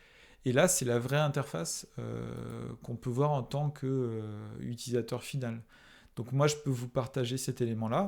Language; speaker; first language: French; native; French